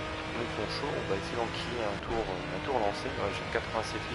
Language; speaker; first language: French; native; French